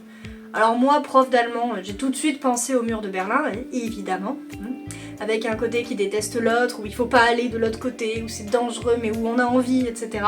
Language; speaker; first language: French; native; French